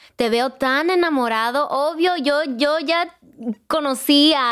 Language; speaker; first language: Spanish; early bilingual, heritage; Spanish